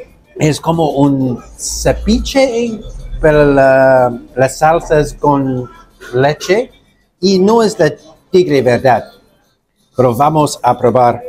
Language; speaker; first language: Spanish; non-native, learner; English